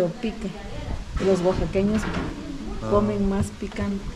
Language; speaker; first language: Spanish; native; Spanish